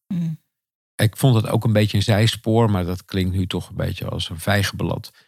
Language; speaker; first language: Dutch; native; Dutch